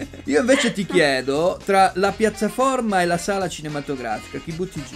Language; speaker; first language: Italian; native; Italian